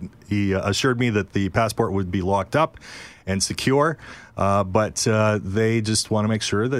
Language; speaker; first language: English; native; English